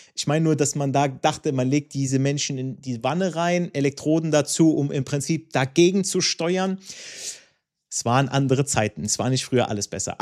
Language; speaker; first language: German; non-native, fluent; Italian